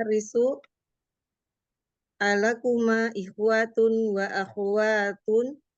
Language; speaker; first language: Arabic; non-native, learner; Indonesian